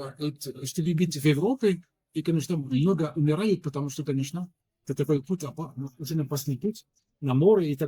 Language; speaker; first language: Russian; non-native, learner; French